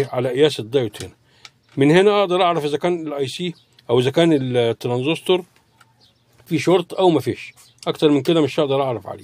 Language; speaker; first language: Arabic; native; Arabic